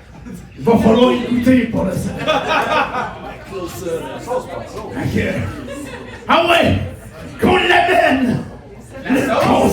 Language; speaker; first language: French; native; French